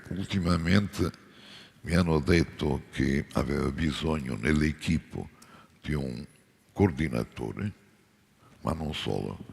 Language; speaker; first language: Italian; non-native, fluent; Portuguese